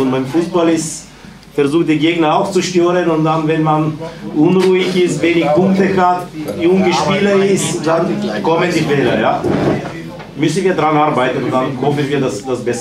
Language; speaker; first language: German; non-native, fluent; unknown